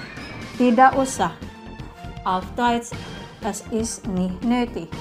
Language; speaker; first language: German; non-native, fluent; Indonesian